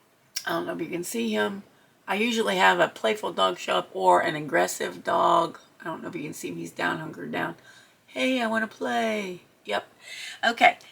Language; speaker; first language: English; native; English